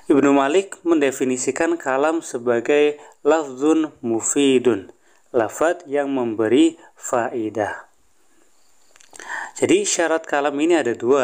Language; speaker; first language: Indonesian; native; Indonesian